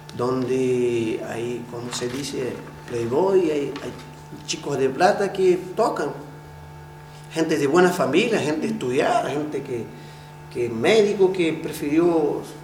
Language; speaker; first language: Spanish; non-native, fluent; Portuguese